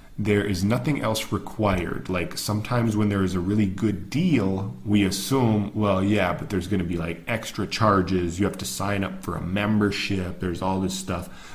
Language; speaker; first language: English; native; English